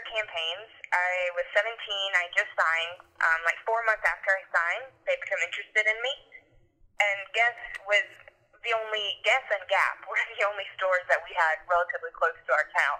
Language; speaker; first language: English; native; English